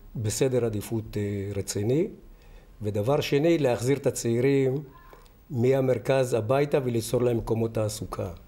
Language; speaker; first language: Hebrew; native; Hebrew